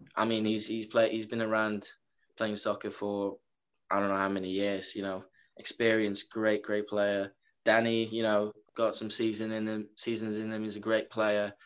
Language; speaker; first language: English; non-native, fluent; Norwegian